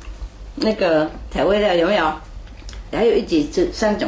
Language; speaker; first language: Chinese; non-native, fluent; Vietnamese